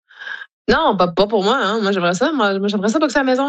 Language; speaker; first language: French; native; French